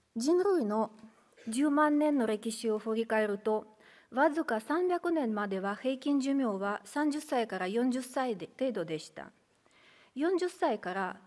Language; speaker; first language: Japanese; non-native, fluent; Russian